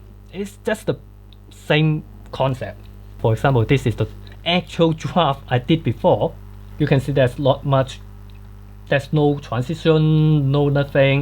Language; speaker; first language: English; non-native, fluent; Cantonese